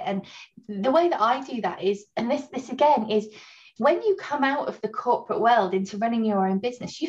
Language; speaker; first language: English; native; English